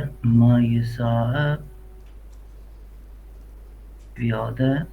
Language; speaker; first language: Persian; non-native, learner; Urdu